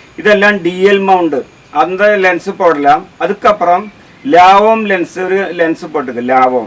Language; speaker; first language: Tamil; non-native, learner; Malayalam